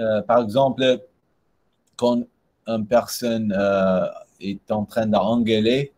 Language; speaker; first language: French; non-native, learner; English